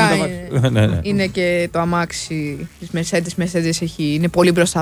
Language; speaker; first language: Greek; native; Greek